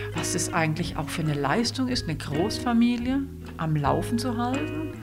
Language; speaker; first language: German; non-native, local second language; Swiss German